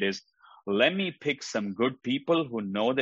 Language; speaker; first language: English; non-native, local second language; Tamil